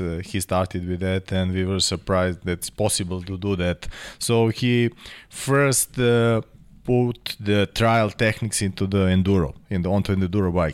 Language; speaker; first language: English; non-native, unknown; Serbian